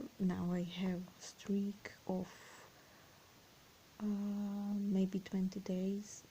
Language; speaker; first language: English; non-native, fluent; Serbian